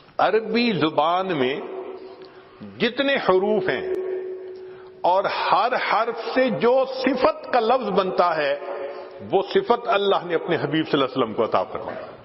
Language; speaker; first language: Urdu; non-native, local second language; Punjabi